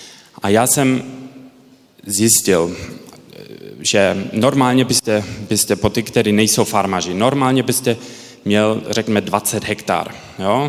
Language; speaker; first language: Czech; early bilingual, heritage; Czech